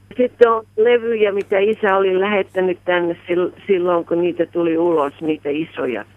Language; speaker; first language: Finnish; early bilingual, heritage; Finnish